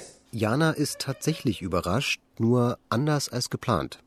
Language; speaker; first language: German; native; German